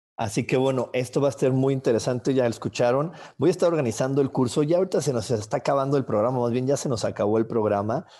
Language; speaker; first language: Spanish; native; Spanish